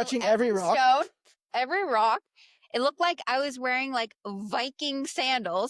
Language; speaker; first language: English; native; English